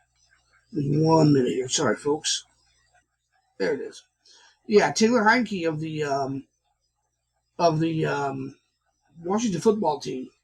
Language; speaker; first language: English; native; English